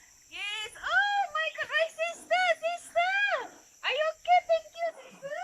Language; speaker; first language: English; non-native, local second language; Malay